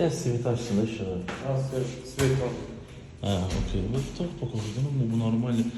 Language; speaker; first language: Russian; non-native, learner; Turkish